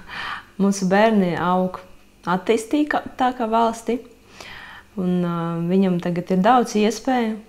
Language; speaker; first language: Latvian; non-native, local second language; Russian